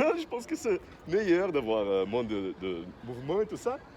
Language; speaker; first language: French; non-native, fluent; Portuguese